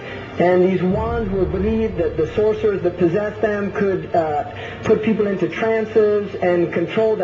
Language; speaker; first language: English; native; English